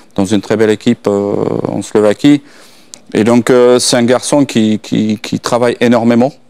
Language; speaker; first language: French; non-native, fluent; Slovak